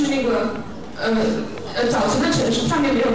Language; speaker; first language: Chinese; native; Chinese